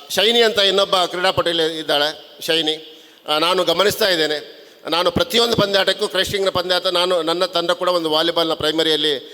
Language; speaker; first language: Kannada; native; Kannada